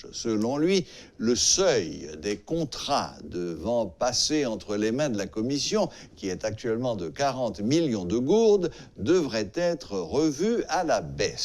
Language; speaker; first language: French; non-native, local second language; Haitian Creole